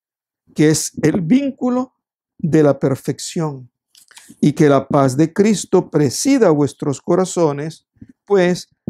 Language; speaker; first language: Spanish; native; Spanish